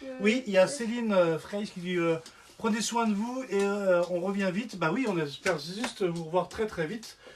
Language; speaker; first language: French; native; French